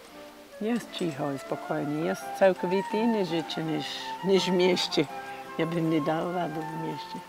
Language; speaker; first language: Polish; non-native, learner; English